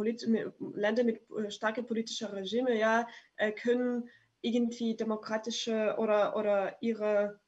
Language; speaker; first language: German; non-native, fluent; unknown